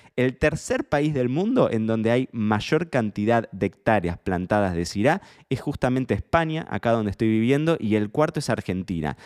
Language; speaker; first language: Spanish; native; Spanish